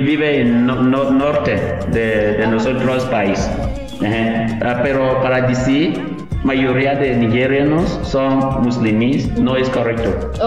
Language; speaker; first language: Spanish; non-native, learner; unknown